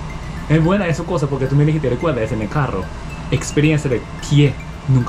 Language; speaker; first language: Spanish; non-native, learner; Japanese